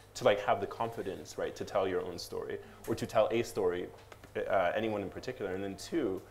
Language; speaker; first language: English; native; English